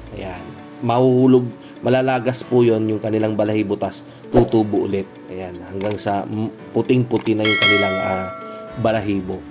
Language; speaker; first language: Filipino; non-native, local second language; Pangasinan